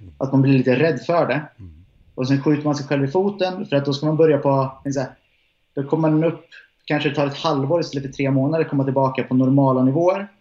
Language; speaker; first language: Swedish; native; Swedish